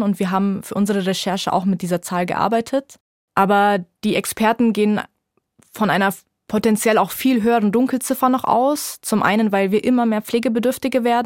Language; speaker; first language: German; native; German